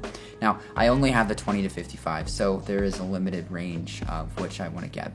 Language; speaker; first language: English; native; English